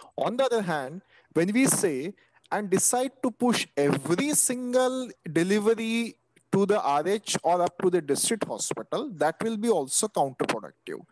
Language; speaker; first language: English; non-native, local second language; Marathi